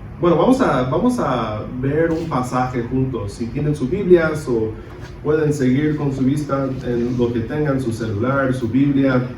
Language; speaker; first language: Spanish; early bilingual, other home language; English